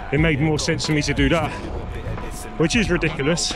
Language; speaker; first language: English; native; English